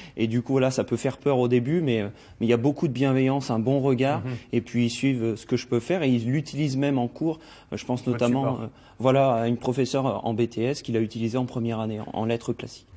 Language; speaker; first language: French; native; French